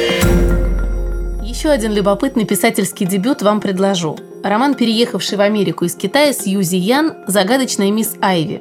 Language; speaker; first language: Russian; native; Russian